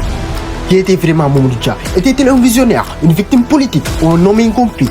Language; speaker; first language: French; non-native, local second language; Wolof